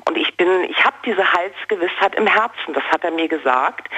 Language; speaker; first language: German; native; German